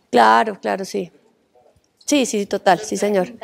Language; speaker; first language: Spanish; native; Spanish